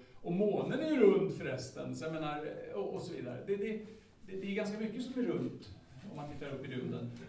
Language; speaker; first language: Swedish; native; Swedish